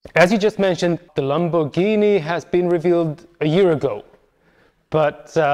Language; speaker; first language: English; non-native, fluent; Hungarian